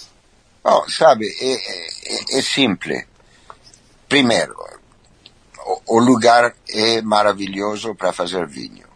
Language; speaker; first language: Portuguese; non-native, fluent; French